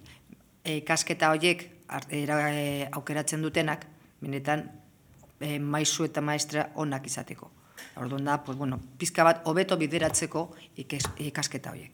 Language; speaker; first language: Basque; non-native, local second language; Spanish